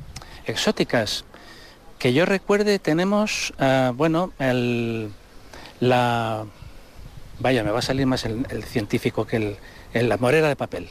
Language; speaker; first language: Spanish; native; Spanish